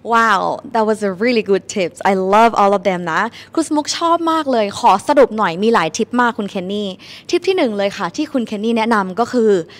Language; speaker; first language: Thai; native; Thai